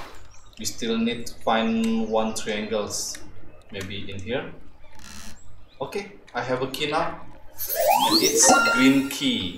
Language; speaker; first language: English; non-native, learner; Indonesian